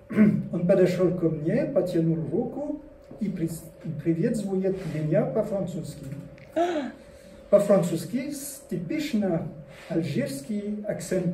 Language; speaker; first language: Russian; non-native, learner; French